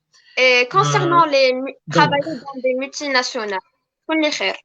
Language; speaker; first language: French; non-native, local second language; Arabic